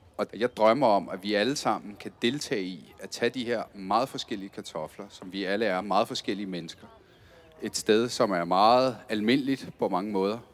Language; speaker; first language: Danish; early bilingual, other home language; Italian